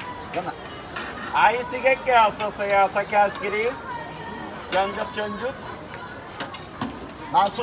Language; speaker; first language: Korean; non-native, learner; Turkish